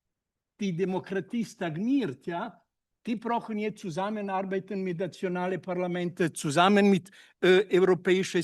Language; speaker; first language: German; non-native, learner; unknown